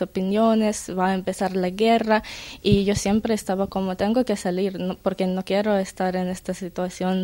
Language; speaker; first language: Spanish; non-native, learner; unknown